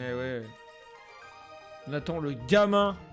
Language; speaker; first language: French; native; French